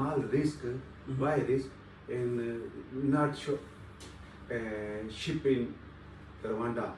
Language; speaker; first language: English; non-native, learner; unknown